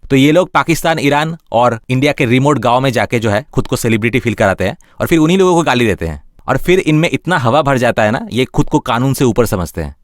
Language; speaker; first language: Hindi; native; Hindi